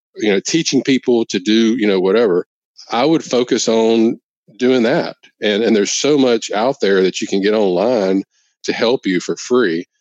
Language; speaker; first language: English; native; English